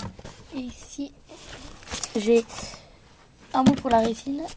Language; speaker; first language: French; native; French